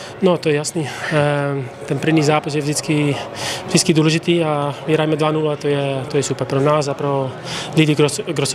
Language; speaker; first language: Czech; non-native, learner; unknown